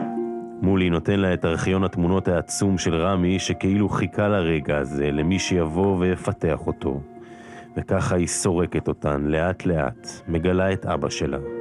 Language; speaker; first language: Hebrew; native; Hebrew